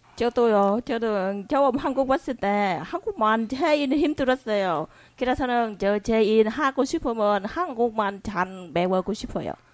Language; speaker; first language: Korean; non-native, learner; Vietnamese